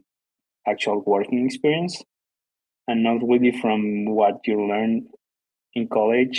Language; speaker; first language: English; non-native, fluent; Spanish